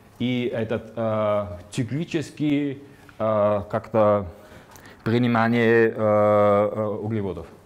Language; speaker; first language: Russian; non-native, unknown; Slovenian